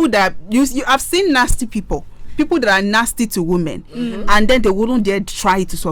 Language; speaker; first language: English; non-native, local second language; Yoruba